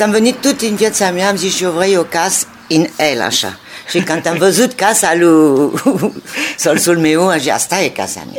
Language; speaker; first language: Romanian; non-native, learner; French